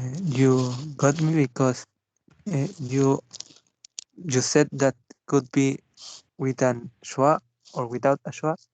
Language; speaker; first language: English; non-native, fluent; Spanish